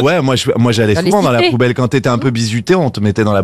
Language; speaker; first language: French; native; French